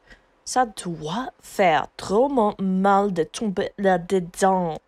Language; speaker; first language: French; non-native, learner; English